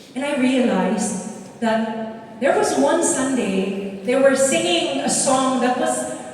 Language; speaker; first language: English; non-native, local second language; Filipino